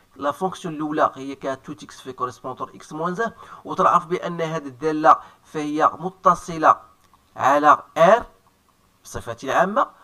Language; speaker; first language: French; non-native, local second language; Arabic